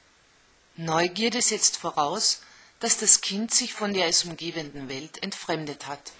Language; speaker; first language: German; native; German